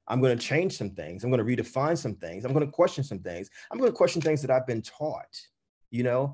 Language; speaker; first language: English; native; English